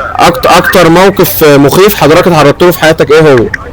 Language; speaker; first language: Arabic; native; Arabic